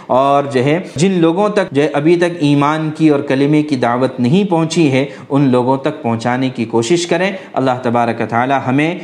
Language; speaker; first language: Urdu; native; Urdu